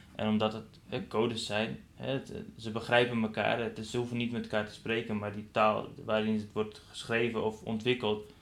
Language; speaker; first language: Dutch; non-native, fluent; Persian